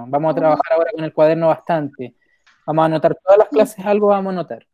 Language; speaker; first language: Spanish; native; Spanish